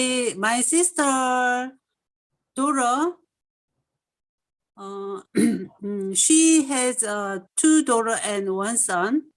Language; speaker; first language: English; non-native, learner; Korean